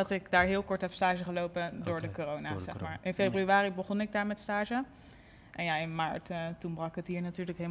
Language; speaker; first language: Dutch; native; Dutch